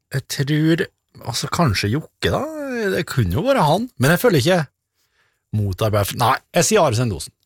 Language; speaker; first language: Norwegian; native; Norwegian